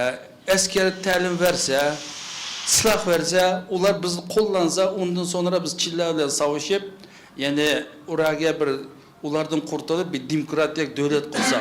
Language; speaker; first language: Turkish; non-native, learner; Uyghur